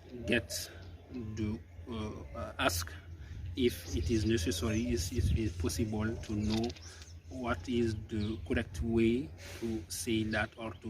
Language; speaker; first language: English; non-native, learner; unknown